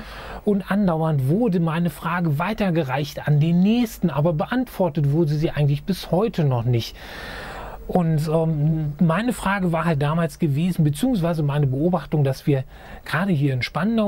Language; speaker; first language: German; native; German